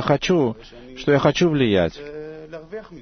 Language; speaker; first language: Russian; non-native, fluent; Hebrew